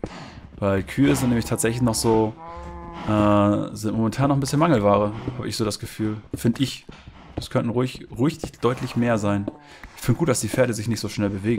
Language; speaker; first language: German; native; German